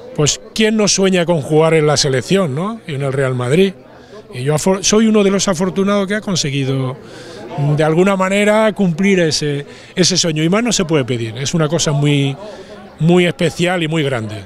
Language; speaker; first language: Spanish; native; Spanish